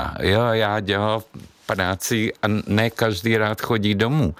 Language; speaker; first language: Czech; non-native, fluent; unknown